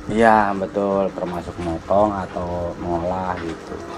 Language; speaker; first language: Indonesian; native; Indonesian